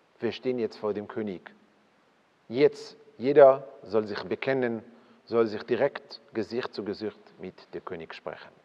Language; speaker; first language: German; non-native, fluent; Hebrew